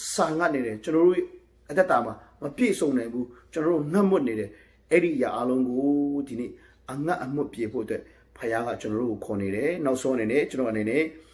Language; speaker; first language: Burmese; non-native, local second language; Kachin